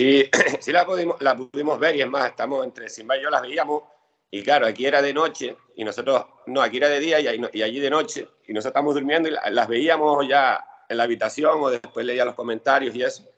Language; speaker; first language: Spanish; native; Spanish